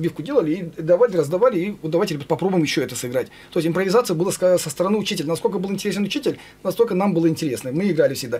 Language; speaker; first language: Russian; non-native, fluent; Azerbaijani